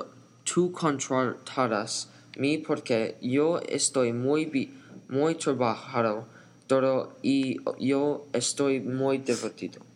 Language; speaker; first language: Spanish; non-native, learner; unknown